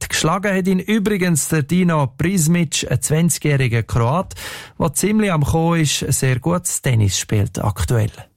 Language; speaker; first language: German; native; German